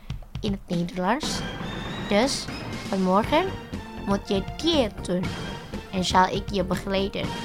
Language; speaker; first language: Dutch; non-native, fluent; Indonesian